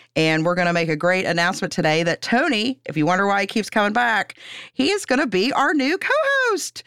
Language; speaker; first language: English; native; English